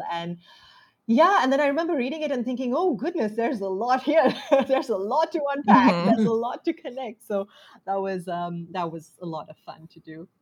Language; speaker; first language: English; non-native, local second language; Sinhala